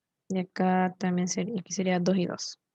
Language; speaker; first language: Spanish; native; Spanish